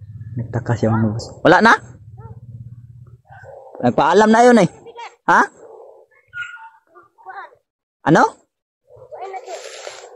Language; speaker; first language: Filipino; non-native, local second language; Cebuano